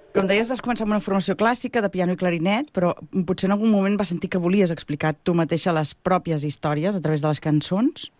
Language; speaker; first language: Catalan; native; Catalan